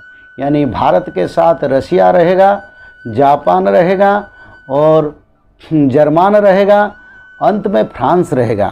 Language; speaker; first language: Hindi; non-native, local second language; Odia